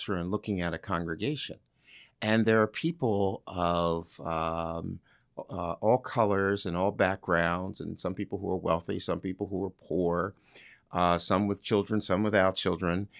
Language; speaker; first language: English; native; English